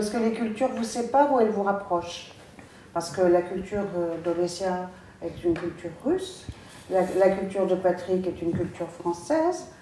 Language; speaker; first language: French; native; French